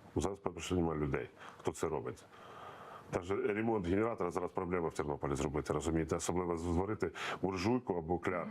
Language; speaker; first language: Ukrainian; non-native, local second language; Russian